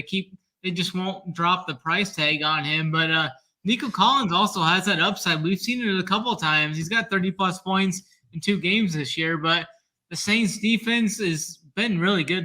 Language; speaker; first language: English; native; English